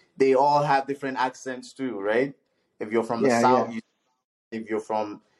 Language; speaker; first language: English; non-native, local second language; Yoruba